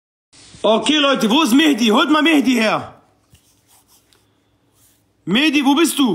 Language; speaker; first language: German; non-native, local second language; Arabic